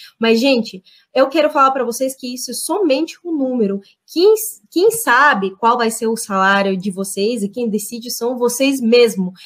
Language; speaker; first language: Portuguese; non-native, fluent; Russian